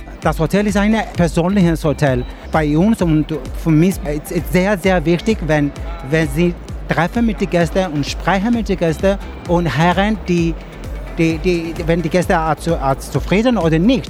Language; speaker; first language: German; non-native, learner; Greek